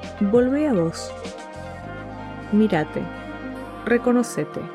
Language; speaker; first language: Spanish; native; Spanish